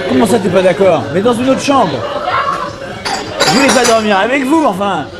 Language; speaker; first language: French; native; French